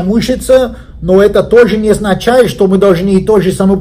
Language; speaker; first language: Russian; non-native, learner; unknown